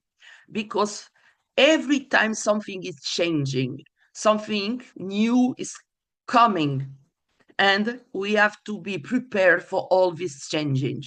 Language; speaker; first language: English; non-native, fluent; Portuguese